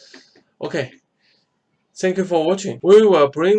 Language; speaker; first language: English; non-native, fluent; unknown